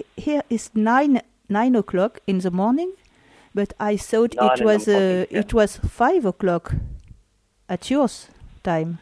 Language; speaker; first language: English; non-native, learner; French